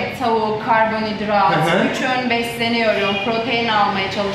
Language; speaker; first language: Turkish; native; Turkish